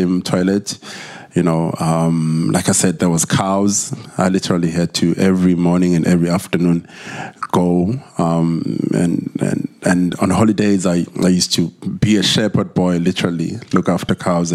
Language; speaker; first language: English; non-native, local second language; Zulu